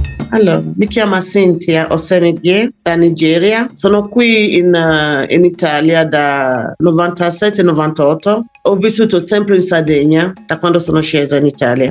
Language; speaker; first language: Italian; non-native, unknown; English